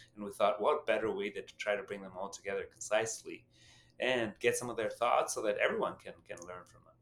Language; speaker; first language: English; non-native, fluent; Albanian